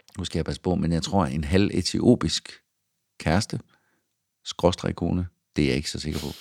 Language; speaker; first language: Danish; native; Danish